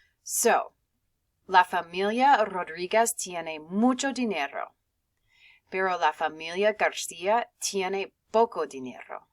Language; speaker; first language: Spanish; non-native, fluent; English